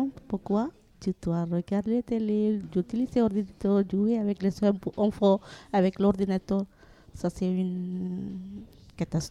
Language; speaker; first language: French; non-native, learner; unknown